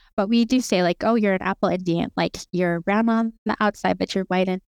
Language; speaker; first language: English; native; English